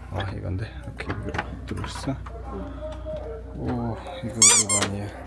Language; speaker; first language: Korean; non-native, fluent; Mongolian